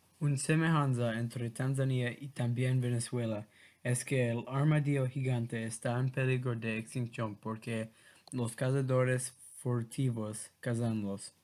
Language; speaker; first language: Spanish; non-native, learner; English